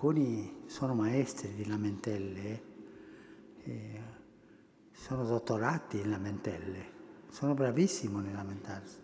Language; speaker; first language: Italian; early bilingual, heritage; Spanish